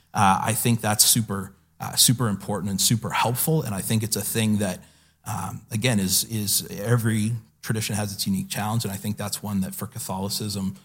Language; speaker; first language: English; native; English